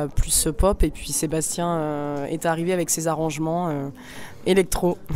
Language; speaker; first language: French; native; French